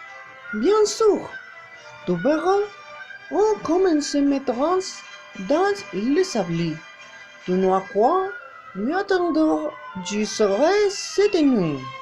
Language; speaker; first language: French; non-native, learner; Spanish